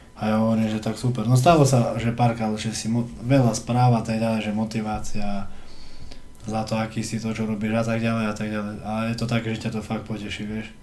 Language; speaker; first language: Slovak; early bilingual, heritage; Slovak